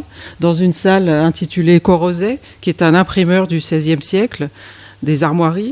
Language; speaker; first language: French; native; French